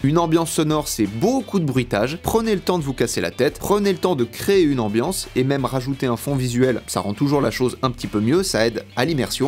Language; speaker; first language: French; native; French